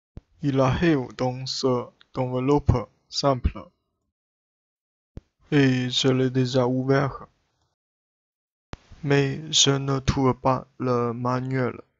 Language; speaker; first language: French; non-native, learner; Chinese